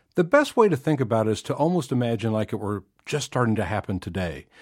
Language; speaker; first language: English; native; English